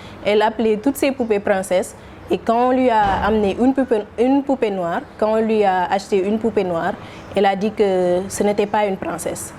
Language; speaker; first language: French; non-native, local second language; Wolof